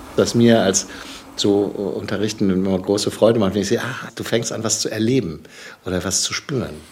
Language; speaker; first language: German; native; German